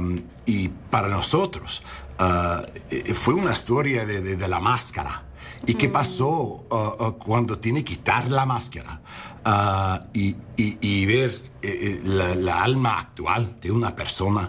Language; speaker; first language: Spanish; non-native, learner; English